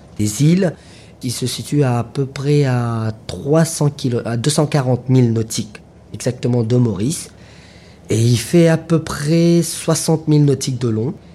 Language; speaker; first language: French; non-native, local second language; Morisyen